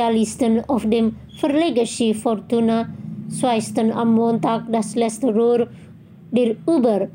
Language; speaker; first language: German; non-native, fluent; Indonesian